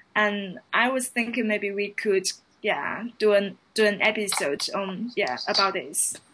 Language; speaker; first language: English; non-native, fluent; Chinese